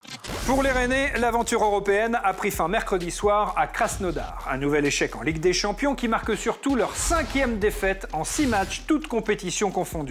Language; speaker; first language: French; native; French